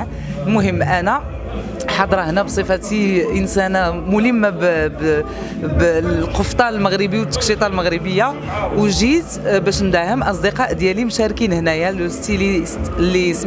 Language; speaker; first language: Arabic; native; Arabic